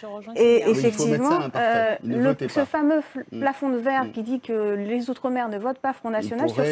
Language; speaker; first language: French; native; French